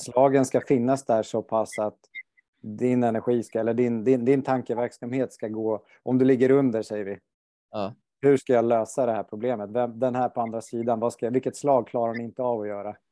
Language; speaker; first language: Swedish; native; Swedish